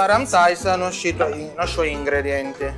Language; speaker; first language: Latvian; non-native, learner; Italian